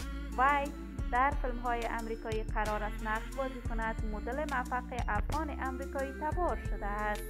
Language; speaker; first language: Persian; native; Persian